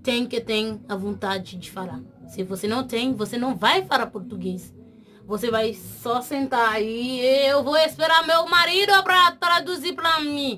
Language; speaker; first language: Portuguese; non-native, learner; Haitian Creole